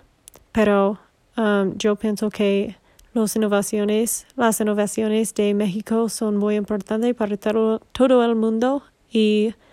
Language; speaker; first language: Spanish; non-native, learner; English